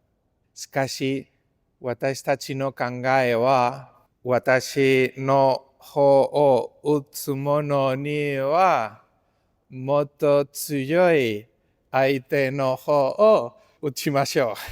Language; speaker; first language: Japanese; non-native, fluent; Spanish